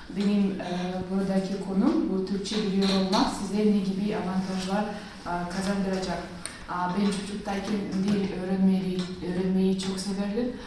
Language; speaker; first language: Turkish; non-native, fluent; Kyrgyz